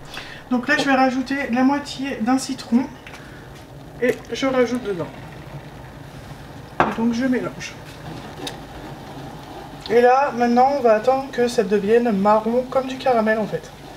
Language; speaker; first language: French; native; French